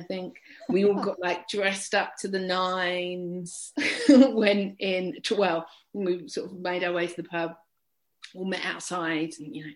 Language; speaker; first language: English; native; English